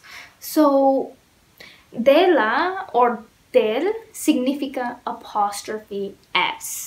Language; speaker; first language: Spanish; non-native, learner; English